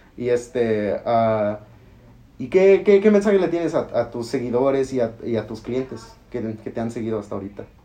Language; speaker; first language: Spanish; early bilingual, heritage; Spanish